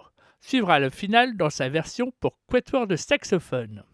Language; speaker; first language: French; native; French